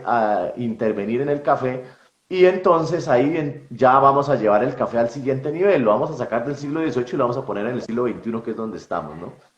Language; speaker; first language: Spanish; native; Spanish